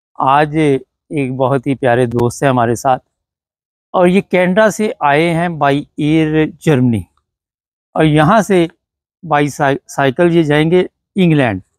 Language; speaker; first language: Urdu; native; Urdu